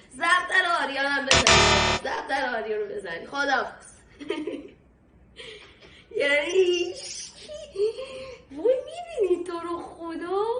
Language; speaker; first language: Persian; native; Persian